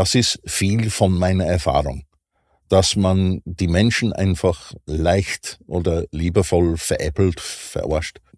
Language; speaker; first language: German; non-native, fluent; English